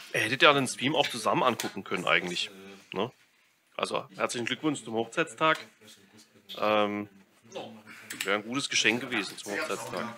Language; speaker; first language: German; native; German